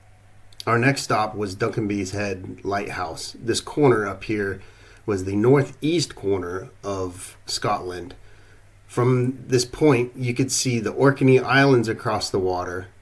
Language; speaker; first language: English; native; English